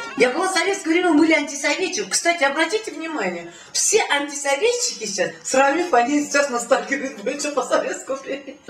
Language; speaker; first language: Russian; non-native, local second language; Uzbek